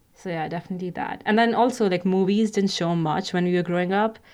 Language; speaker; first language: English; non-native, local second language; Hindi